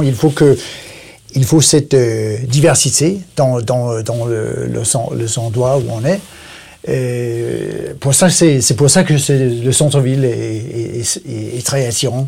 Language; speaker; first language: French; non-native, learner; Danish